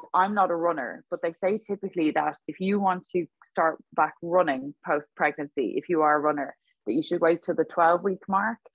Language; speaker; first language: English; native; English